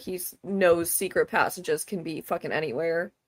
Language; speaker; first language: English; native; English